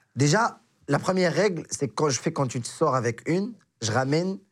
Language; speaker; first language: French; non-native, local second language; Arabic